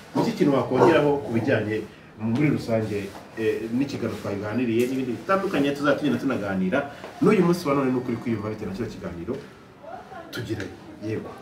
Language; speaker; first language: Kinyarwanda; native; Kinyarwanda